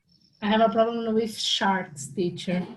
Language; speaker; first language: English; non-native, learner; Portuguese